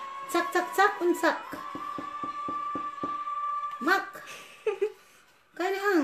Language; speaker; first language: German; non-native, learner; Cebuano